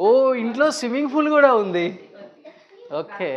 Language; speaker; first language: Telugu; native; Telugu